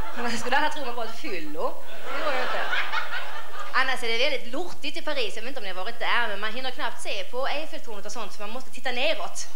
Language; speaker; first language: Swedish; native; Swedish